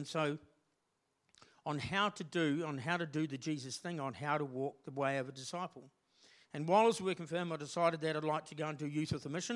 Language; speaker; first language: English; native; English